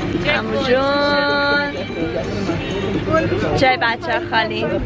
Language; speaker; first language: Persian; early bilingual, heritage; Persian